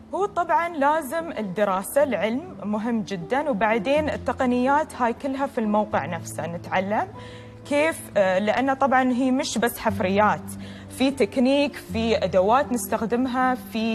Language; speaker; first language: Arabic; native; Arabic